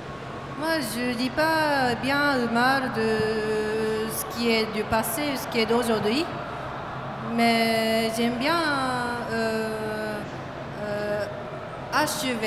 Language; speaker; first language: French; non-native, fluent; Japanese